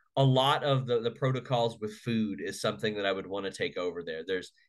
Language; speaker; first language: English; native; English